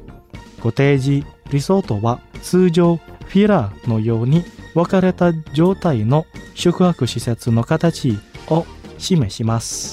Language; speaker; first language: Japanese; non-native, fluent; Indonesian